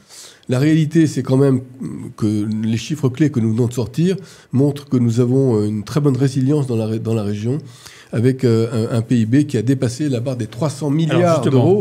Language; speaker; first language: French; native; French